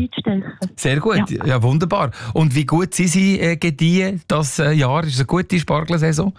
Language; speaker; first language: German; native; German